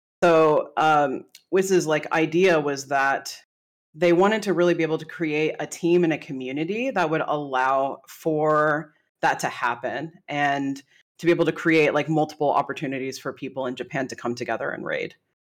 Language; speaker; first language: English; native; English